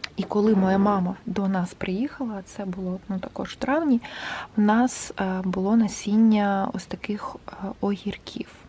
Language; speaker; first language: Ukrainian; non-native, local second language; Russian